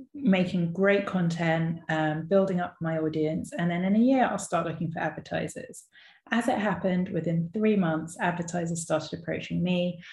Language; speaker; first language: English; native; English